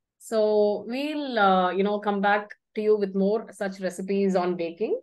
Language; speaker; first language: English; non-native, local second language; Tamil